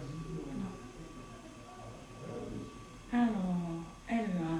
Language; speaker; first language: French; native; French